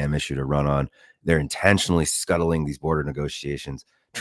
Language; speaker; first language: English; native; English